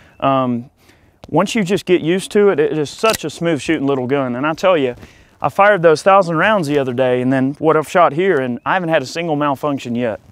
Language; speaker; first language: English; native; English